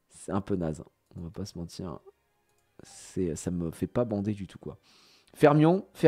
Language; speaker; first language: French; native; French